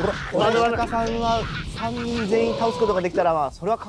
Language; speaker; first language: Japanese; native; Japanese